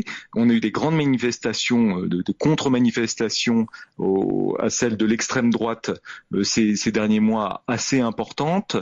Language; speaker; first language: French; native; French